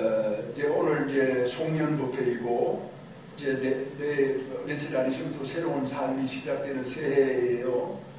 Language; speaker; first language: Korean; native; Korean